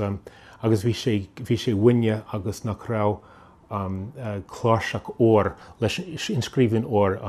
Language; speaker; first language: Irish; non-native, fluent; English